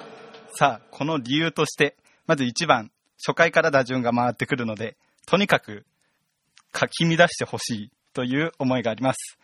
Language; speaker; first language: Japanese; native; Japanese